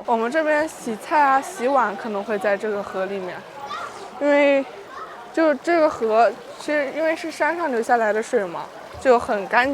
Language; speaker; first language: Chinese; native; Chinese